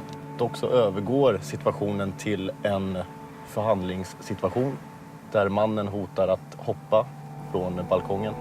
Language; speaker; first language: Swedish; native; Swedish